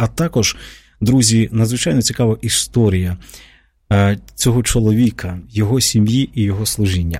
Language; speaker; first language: Ukrainian; native; Ukrainian